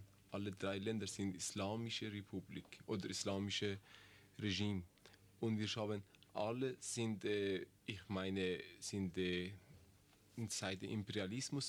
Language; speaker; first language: German; non-native, learner; Persian